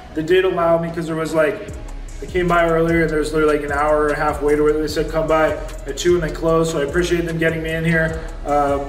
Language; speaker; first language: English; native; English